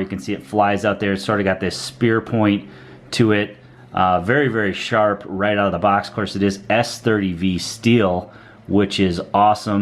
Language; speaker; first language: English; native; English